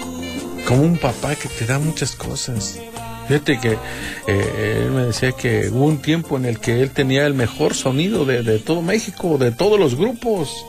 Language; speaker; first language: Spanish; native; Spanish